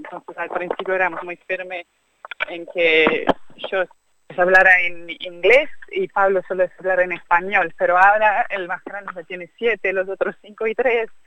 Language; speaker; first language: Spanish; non-native, fluent; German